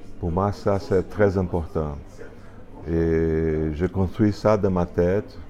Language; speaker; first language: French; non-native, fluent; Portuguese